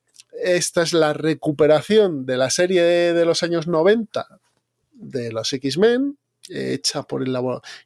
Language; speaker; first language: Spanish; native; Spanish